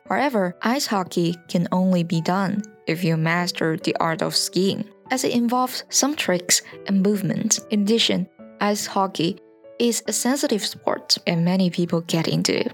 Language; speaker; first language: English; non-native, fluent; Chinese